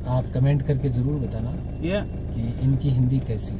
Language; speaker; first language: Hindi; native; Hindi